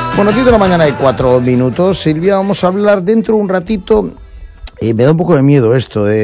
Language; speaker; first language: Spanish; native; Spanish